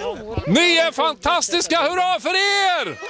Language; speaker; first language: Swedish; native; Swedish